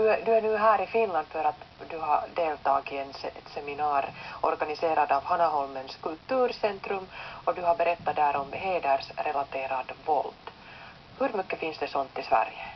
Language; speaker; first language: Swedish; non-native, local second language; Finnish